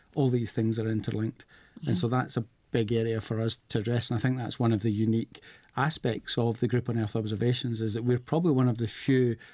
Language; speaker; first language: English; native; English